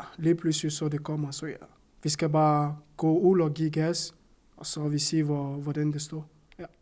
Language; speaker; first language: Danish; non-native, fluent; French